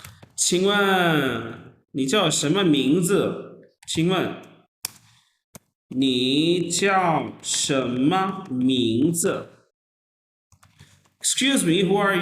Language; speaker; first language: Chinese; non-native, fluent; Urdu